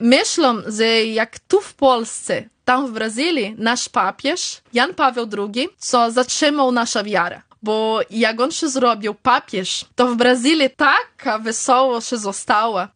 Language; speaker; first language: Polish; early bilingual, heritage; Portuguese